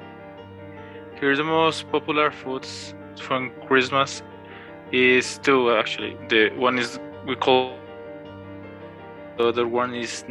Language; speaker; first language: English; non-native, learner; Spanish